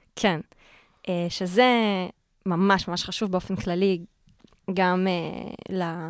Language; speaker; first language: Hebrew; native; Hebrew